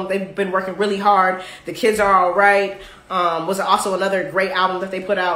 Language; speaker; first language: English; native; English